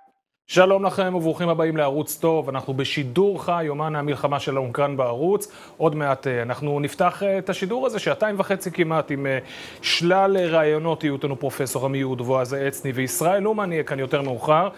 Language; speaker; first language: Hebrew; native; Hebrew